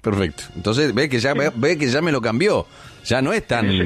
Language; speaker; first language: Spanish; native; Spanish